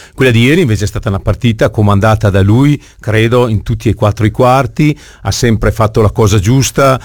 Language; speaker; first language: Italian; native; Italian